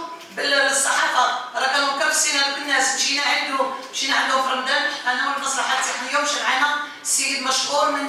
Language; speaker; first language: Arabic; native; Arabic